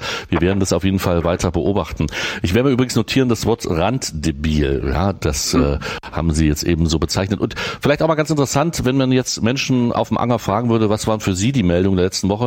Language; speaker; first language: German; native; German